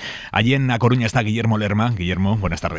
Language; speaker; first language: Spanish; native; Spanish